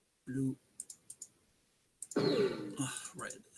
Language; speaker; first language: English; non-native, fluent; French